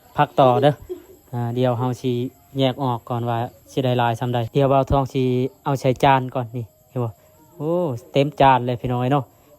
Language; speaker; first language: Lao; native; Lao